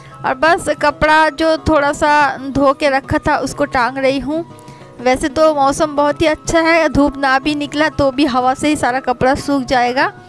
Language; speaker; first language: Hindi; non-native, local second language; Bangla